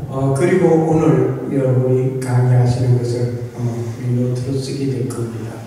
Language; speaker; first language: Korean; native; Korean